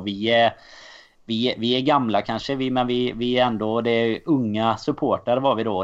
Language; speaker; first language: Swedish; native; Swedish